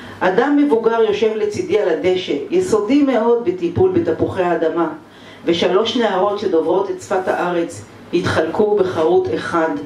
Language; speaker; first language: Hebrew; native; Hebrew